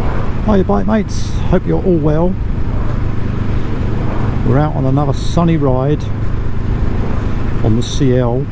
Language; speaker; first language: English; native; English